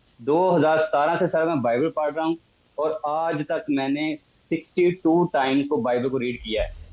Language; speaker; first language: Urdu; non-native, local second language; Punjabi